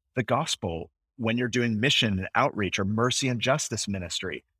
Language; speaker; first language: English; native; English